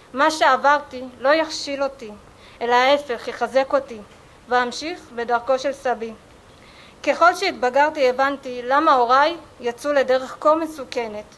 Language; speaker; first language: Hebrew; early bilingual, other home language; Amharic